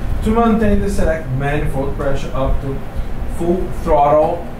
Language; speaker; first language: English; non-native, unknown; Portuguese